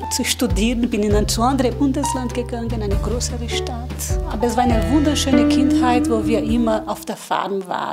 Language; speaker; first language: German; non-native, learner; Portuguese